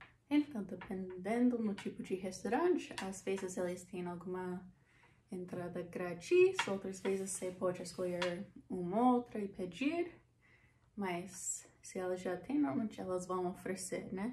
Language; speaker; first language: Portuguese; non-native, fluent; English